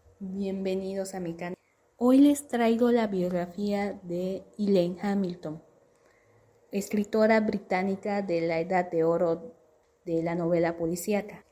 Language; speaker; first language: Spanish; native; Spanish